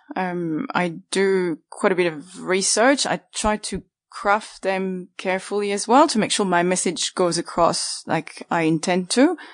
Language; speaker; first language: English; non-native, fluent; French